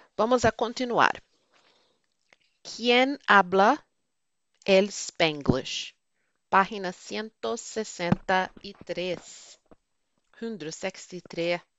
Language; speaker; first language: Spanish; non-native, fluent; Portuguese